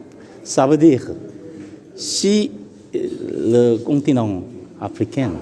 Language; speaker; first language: French; non-native, fluent; Korean